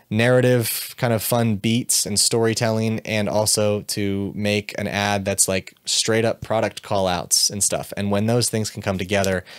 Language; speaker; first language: English; native; English